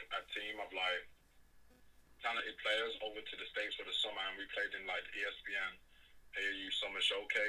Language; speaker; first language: English; native; English